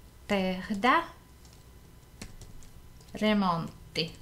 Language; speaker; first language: Finnish; non-native, fluent; Russian